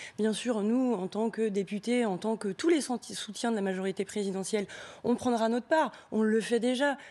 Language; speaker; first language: French; native; French